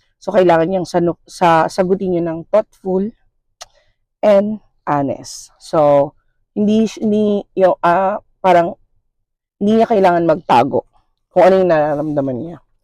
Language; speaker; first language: Filipino; native; Filipino